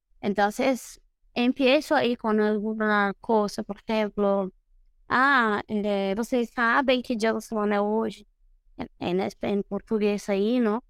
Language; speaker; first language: Spanish; non-native, fluent; Portuguese